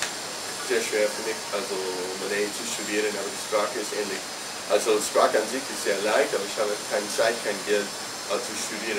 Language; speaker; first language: German; non-native, fluent; English